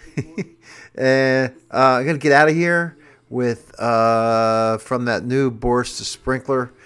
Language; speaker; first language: English; native; English